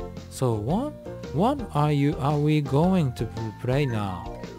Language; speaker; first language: English; non-native, fluent; Japanese